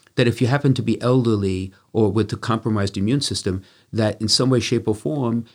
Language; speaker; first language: English; native; English